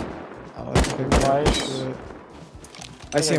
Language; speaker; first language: English; native; English